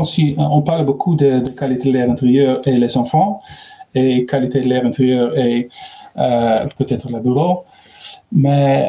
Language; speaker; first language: French; non-native, learner; Dutch